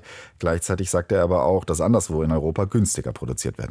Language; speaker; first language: German; native; German